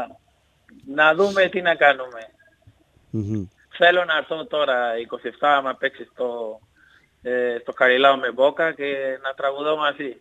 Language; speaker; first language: Greek; non-native, learner; Spanish